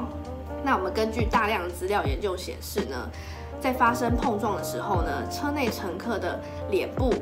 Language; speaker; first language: Chinese; native; Chinese